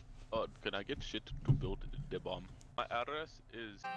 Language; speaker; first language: English; native; English